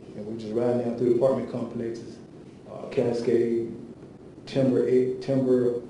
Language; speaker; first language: English; native; English